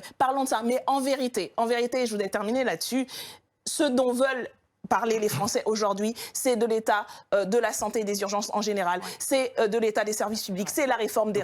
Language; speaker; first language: French; native; French